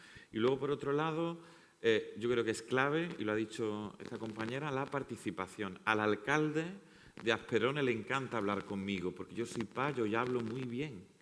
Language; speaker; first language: Spanish; native; Spanish